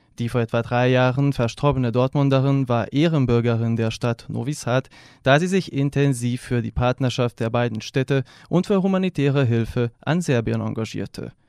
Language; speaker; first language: German; non-native, fluent; Serbian